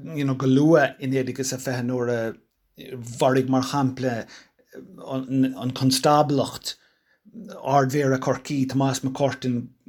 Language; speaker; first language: Irish; non-native, local second language; English